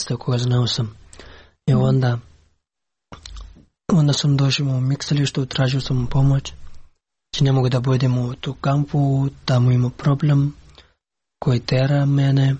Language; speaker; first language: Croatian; non-native, learner; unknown